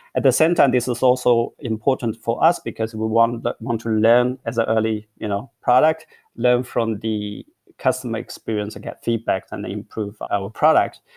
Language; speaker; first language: English; non-native, fluent; Chinese